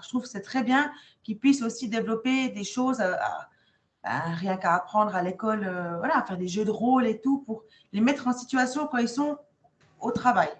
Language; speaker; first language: French; native; French